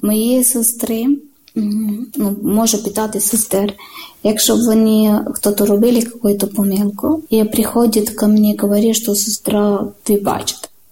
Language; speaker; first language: Ukrainian; non-native, learner; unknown